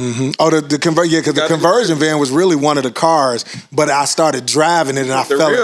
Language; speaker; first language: English; native; English